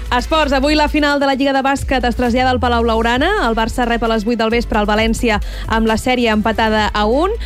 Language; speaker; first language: Catalan; native; Catalan